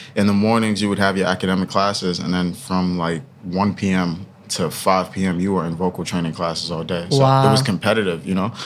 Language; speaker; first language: English; early bilingual, other home language; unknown